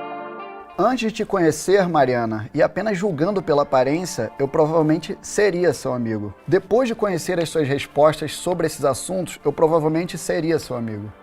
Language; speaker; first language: Portuguese; native; Portuguese